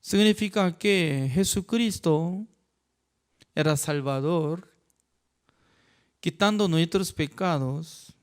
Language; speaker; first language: Spanish; non-native, fluent; Korean